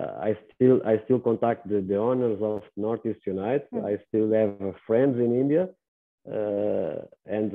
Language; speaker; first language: English; non-native, learner; Portuguese